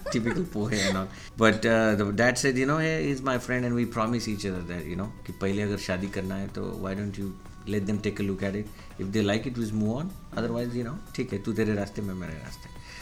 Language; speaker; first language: English; non-native, local second language; Marathi